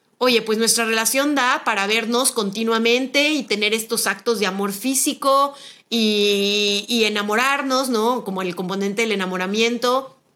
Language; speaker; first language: Spanish; native; Spanish